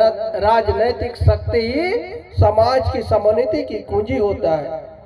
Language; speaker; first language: Hindi; non-native, local second language; Gondi